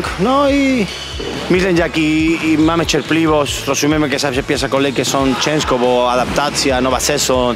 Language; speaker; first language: Polish; non-native, learner; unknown